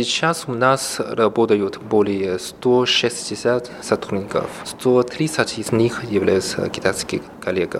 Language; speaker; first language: Russian; non-native, fluent; Chinese